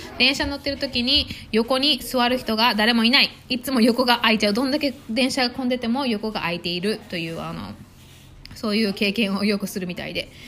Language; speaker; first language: Japanese; native; Japanese